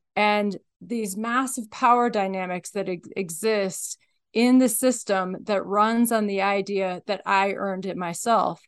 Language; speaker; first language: English; native; English